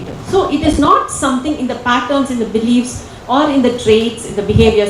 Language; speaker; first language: English; non-native, local second language; Tamil